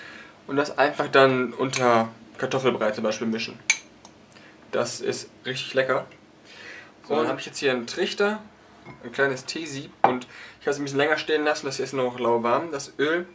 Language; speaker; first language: German; native; German